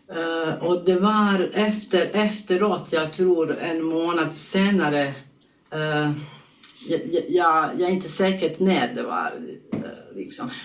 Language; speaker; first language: Swedish; non-native, learner; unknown